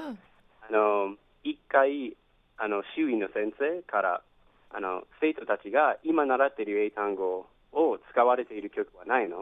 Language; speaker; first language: Japanese; non-native, fluent; English